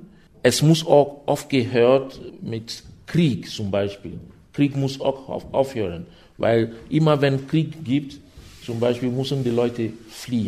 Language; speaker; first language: German; non-native, fluent; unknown